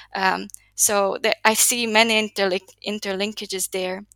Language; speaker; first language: English; non-native, fluent; Slovak